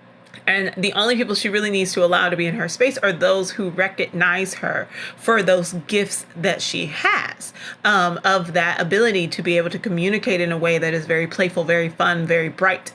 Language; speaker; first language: English; native; English